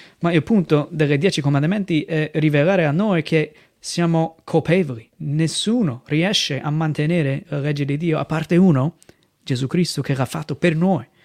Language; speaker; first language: Italian; non-native, fluent; English